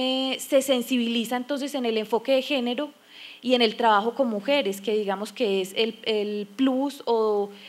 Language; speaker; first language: Spanish; native; Spanish